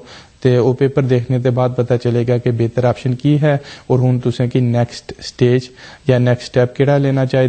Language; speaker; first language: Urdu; non-native, local second language; Punjabi